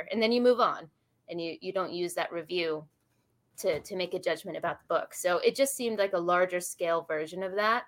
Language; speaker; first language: English; native; English